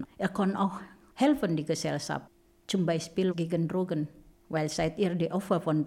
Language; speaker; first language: German; non-native, learner; Indonesian